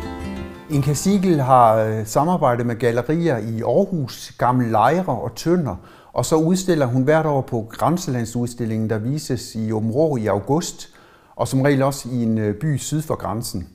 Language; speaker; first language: Danish; native; Danish